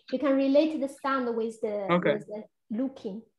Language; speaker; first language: English; non-native, fluent; Chinese